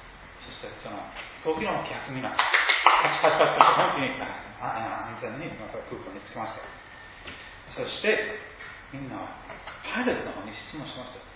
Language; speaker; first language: Japanese; non-native, fluent; English